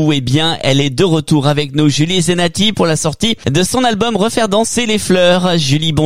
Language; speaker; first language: French; native; French